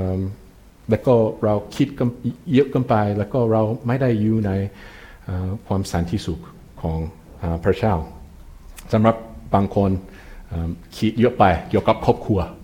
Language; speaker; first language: Thai; non-native, fluent; English